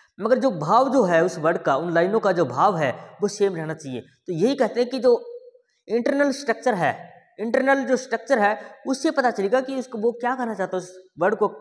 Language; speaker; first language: Hindi; native; Hindi